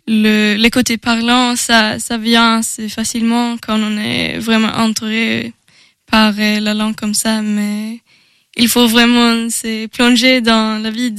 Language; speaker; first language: French; non-native, learner; Swedish